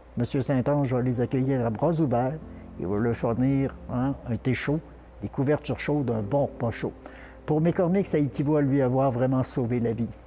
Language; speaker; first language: French; native; French